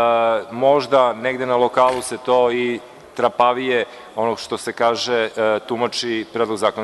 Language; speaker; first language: Serbian; native; Serbian